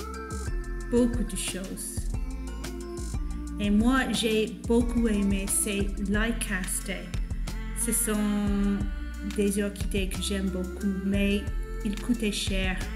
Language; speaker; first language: French; non-native, fluent; English